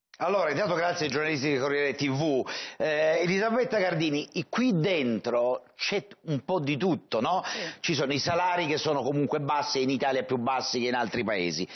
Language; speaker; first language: Italian; native; Italian